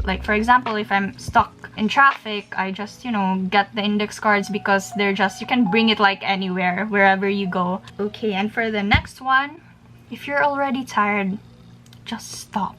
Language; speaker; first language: English; non-native, local second language; Filipino